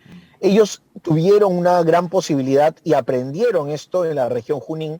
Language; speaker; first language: Spanish; native; Spanish